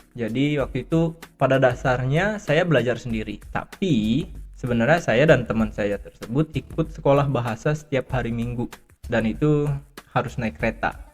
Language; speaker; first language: Indonesian; native; Indonesian